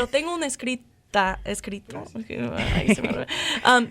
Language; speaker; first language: Spanish; non-native, fluent; English